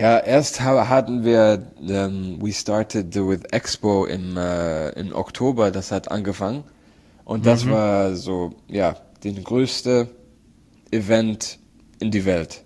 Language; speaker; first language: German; non-native, learner; Arabic